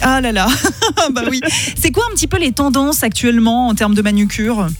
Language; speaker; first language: French; native; French